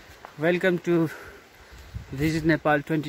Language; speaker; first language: English; non-native, learner; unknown